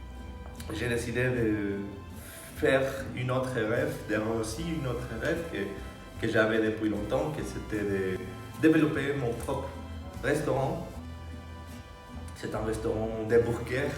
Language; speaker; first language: French; non-native, fluent; Spanish